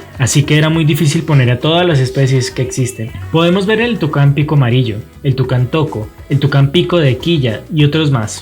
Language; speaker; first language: Spanish; native; Spanish